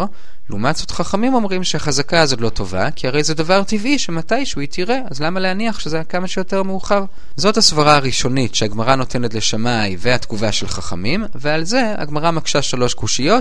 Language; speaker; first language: Hebrew; native; Hebrew